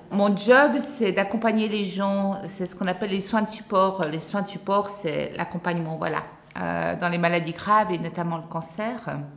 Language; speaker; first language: French; native; French